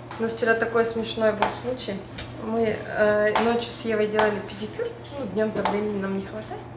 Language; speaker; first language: Russian; native; Russian